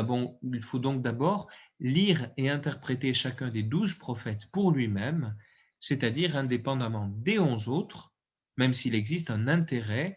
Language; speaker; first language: French; native; French